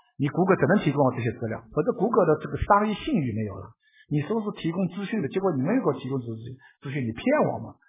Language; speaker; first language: Chinese; native; Chinese